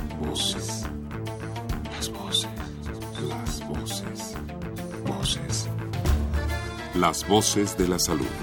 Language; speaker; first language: Spanish; native; Spanish